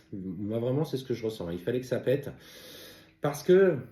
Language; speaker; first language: French; native; French